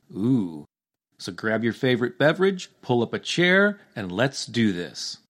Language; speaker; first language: English; native; English